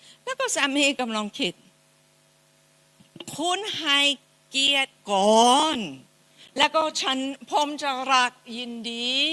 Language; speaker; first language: Thai; non-native, fluent; English